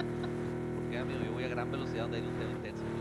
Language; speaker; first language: Spanish; native; Spanish